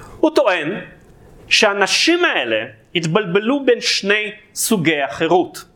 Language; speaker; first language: Hebrew; non-native, fluent; Russian